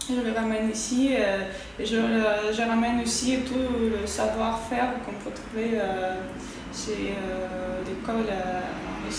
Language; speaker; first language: French; non-native, fluent; Russian